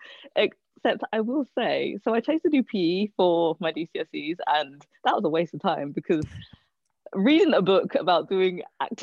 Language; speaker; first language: English; native; English